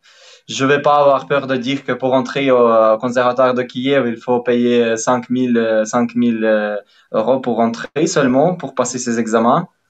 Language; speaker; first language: French; non-native, fluent; Ukrainian